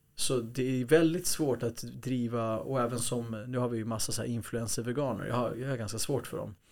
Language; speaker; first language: Swedish; early bilingual, other home language; Kurdish